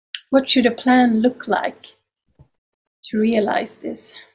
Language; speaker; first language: English; non-native, fluent; Swedish